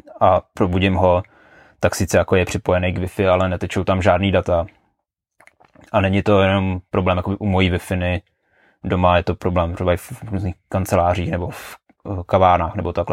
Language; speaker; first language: Czech; native; Czech